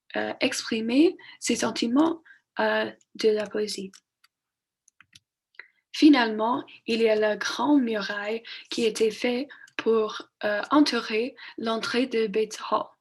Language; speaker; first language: French; non-native, learner; English